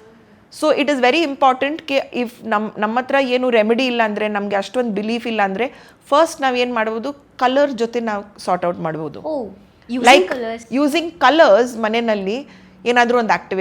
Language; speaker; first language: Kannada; non-native, fluent; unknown